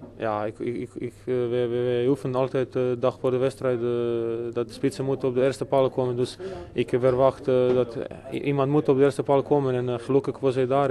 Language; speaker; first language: Dutch; non-native, fluent; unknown